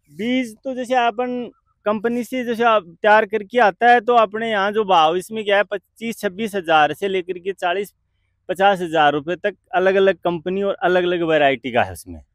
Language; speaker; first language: Hindi; native; Hindi